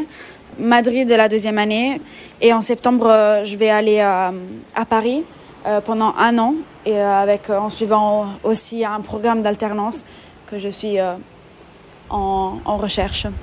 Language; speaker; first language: French; non-native, fluent; Italian